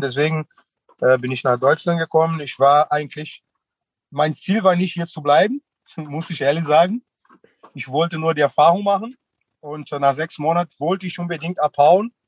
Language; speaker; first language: German; non-native, fluent; Portuguese